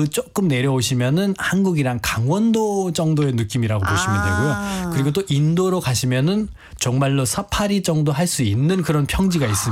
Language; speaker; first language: Korean; non-native, fluent; Nepali